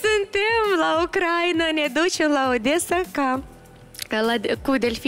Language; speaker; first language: Romanian; non-native, local second language; Russian